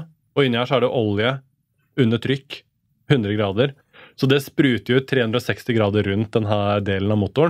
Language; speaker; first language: Norwegian; native; Norwegian